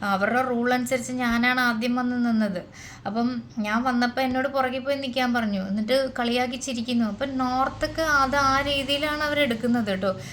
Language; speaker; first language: Malayalam; native; Malayalam